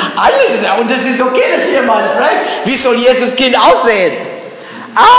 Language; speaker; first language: German; non-native, fluent; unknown